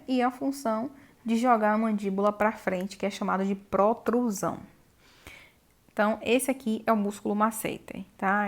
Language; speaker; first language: Portuguese; native; Portuguese